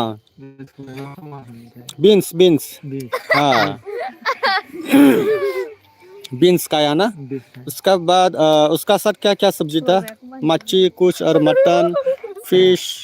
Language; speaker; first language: Hindi; non-native, local second language; Bodo